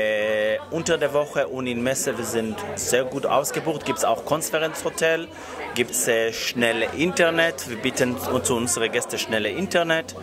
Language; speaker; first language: German; non-native, learner; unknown